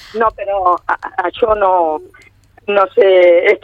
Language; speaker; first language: Catalan; non-native, local second language; Spanish